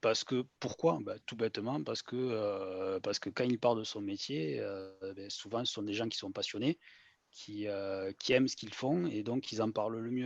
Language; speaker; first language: French; native; French